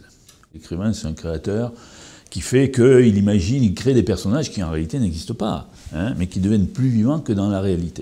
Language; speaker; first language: French; native; French